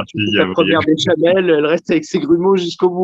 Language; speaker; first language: French; native; French